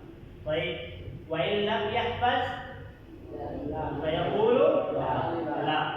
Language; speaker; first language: Arabic; non-native, fluent; Pashto